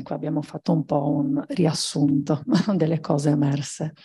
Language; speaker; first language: Italian; native; Italian